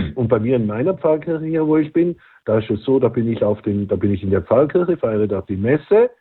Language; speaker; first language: German; native; German